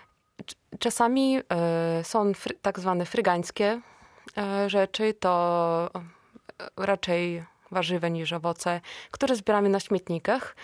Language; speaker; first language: Polish; non-native, fluent; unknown